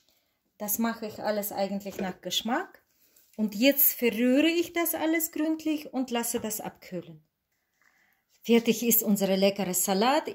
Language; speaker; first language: German; non-native, fluent; Russian